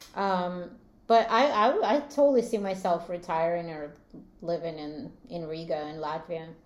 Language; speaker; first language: English; early bilingual, other home language; Latvian